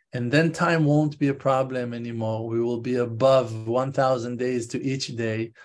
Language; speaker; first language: English; non-native, fluent; Hebrew